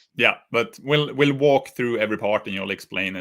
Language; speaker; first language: English; non-native, fluent; Swedish